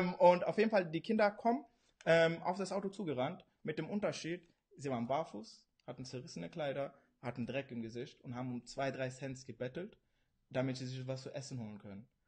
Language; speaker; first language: German; early bilingual, other home language; Urdu